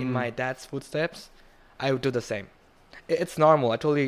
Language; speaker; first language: English; non-native, local second language; Bangla